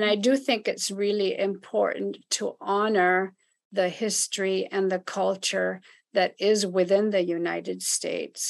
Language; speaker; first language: English; non-native, fluent; Spanish